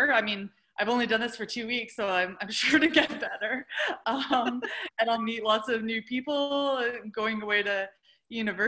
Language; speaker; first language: English; native; English